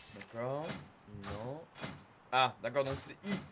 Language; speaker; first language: French; native; French